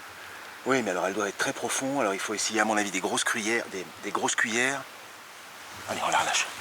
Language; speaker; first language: French; native; French